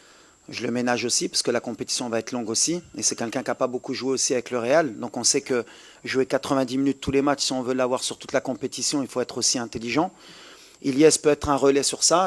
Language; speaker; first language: French; native; French